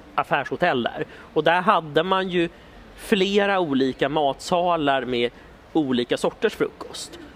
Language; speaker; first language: Swedish; native; Swedish